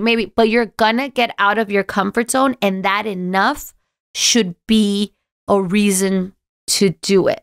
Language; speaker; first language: English; early bilingual, other home language; Spanish